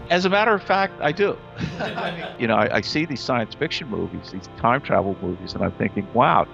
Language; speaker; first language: English; native; English